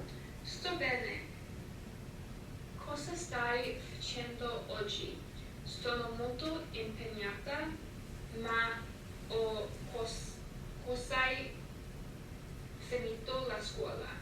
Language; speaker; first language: Italian; non-native, learner; English